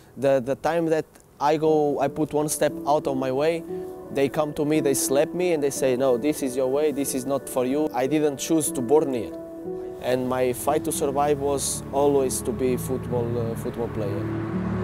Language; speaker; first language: English; non-native, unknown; Portuguese